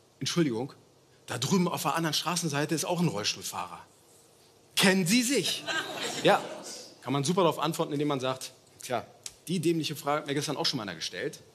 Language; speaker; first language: German; early bilingual, other home language; Turkish